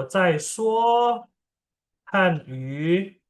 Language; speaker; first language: Chinese; non-native, fluent; Indonesian